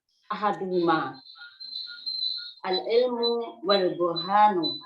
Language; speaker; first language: Arabic; non-native, learner; Indonesian